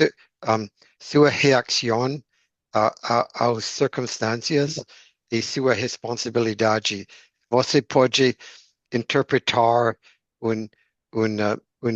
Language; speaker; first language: Portuguese; non-native, learner; English